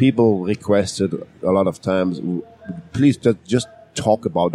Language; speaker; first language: English; non-native, fluent; German